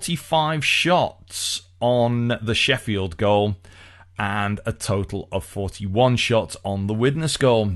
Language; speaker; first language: English; native; English